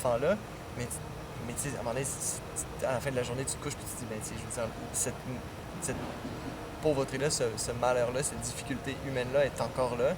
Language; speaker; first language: French; native; French